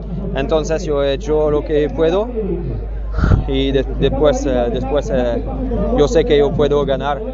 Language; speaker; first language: Spanish; non-native, learner; French